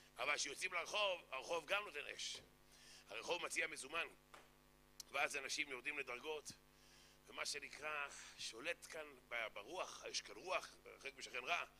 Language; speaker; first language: Hebrew; native; Hebrew